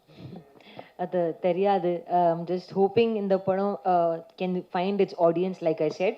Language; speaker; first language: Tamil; non-native, learner; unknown